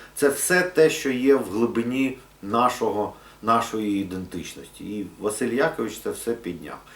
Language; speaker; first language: Ukrainian; non-native, local second language; Russian